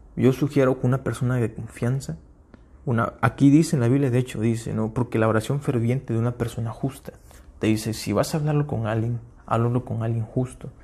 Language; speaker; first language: Spanish; early bilingual, heritage; Spanish